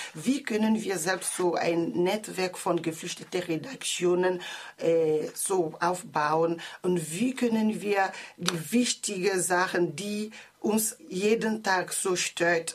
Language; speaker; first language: German; non-native, learner; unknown